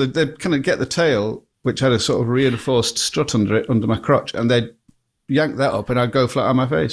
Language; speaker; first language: English; native; English